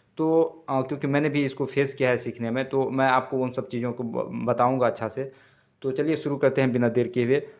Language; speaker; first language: Hindi; native; Hindi